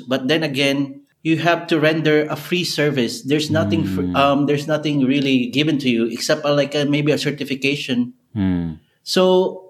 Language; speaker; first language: English; non-native, local second language; Bikol